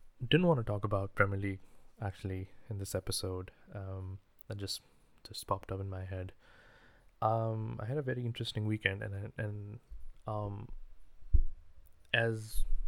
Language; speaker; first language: English; non-native, local second language; Urdu